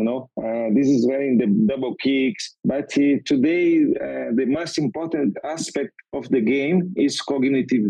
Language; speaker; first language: English; non-native, learner; Portuguese